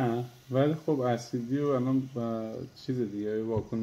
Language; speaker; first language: Persian; native; Persian